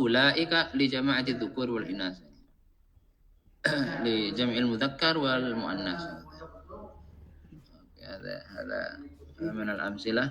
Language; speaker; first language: Arabic; non-native, fluent; Indonesian